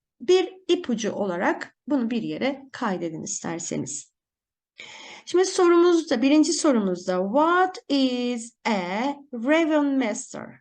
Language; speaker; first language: Turkish; native; Turkish